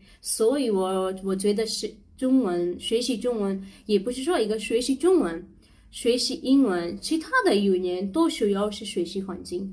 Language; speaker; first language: Chinese; non-native, learner; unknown